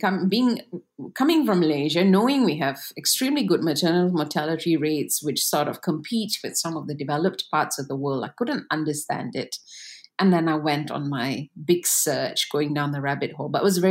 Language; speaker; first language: English; non-native, local second language; Tamil